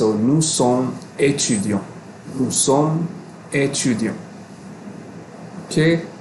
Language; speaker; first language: French; non-native, fluent; Malay